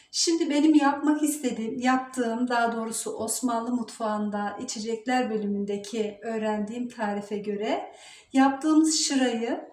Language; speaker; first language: Turkish; native; Turkish